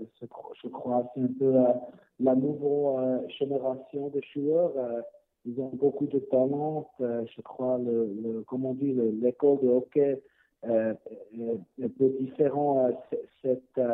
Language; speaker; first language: French; non-native, learner; Swiss German